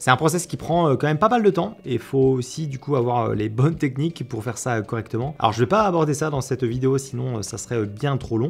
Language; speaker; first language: French; native; French